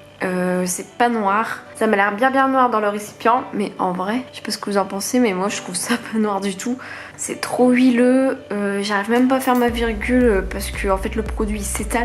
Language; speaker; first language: French; native; French